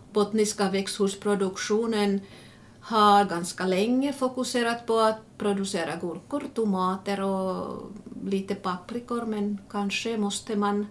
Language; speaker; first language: Swedish; non-native, local second language; Finnish